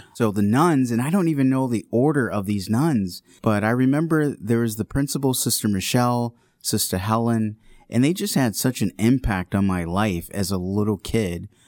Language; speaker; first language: English; native; English